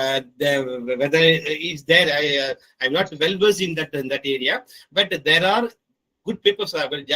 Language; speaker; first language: English; non-native, local second language; Tamil